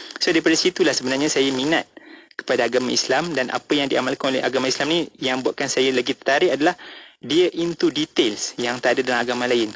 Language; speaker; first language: Malay; non-native, local second language; Tamil